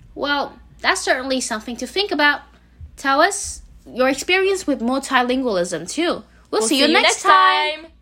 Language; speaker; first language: English; non-native, fluent; Vietnamese